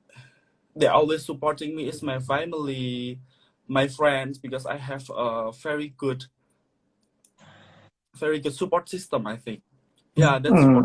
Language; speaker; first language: English; non-native, learner; Indonesian